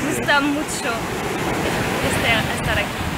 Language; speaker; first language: Spanish; non-native, learner; French